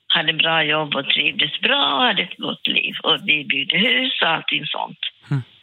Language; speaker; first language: Swedish; non-native, local second language; Finnish